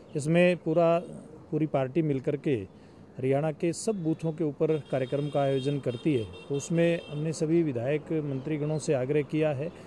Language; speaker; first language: Hindi; native; Hindi